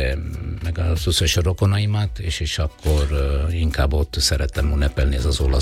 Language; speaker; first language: Hungarian; non-native, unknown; Italian